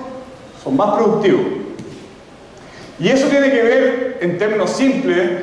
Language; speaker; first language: Spanish; native; Spanish